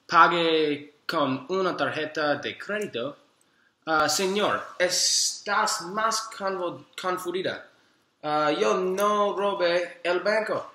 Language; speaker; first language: Spanish; non-native, learner; English